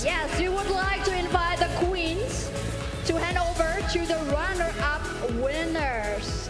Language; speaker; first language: English; non-native, fluent; Indonesian